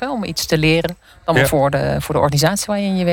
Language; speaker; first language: Dutch; native; Dutch